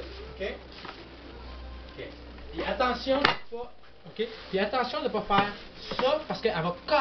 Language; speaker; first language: French; native; French